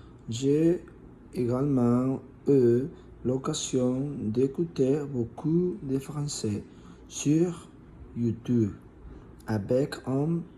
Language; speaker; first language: French; non-native, learner; Spanish